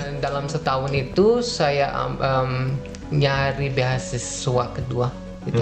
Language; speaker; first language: Indonesian; non-native, fluent; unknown